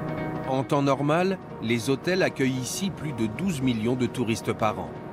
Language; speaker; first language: French; native; French